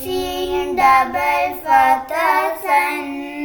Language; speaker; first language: Arabic; non-native, learner; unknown